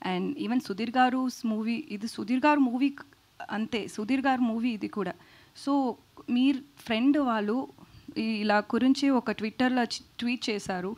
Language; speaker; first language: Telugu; non-native, learner; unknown